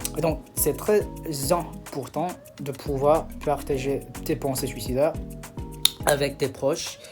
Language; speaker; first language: French; non-native, fluent; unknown